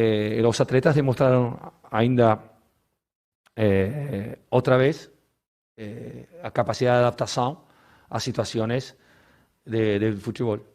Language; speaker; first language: Portuguese; non-native, learner; Spanish